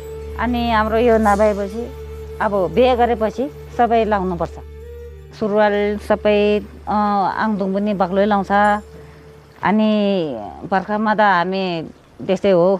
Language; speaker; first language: Nepali; non-native, local second language; Sherpa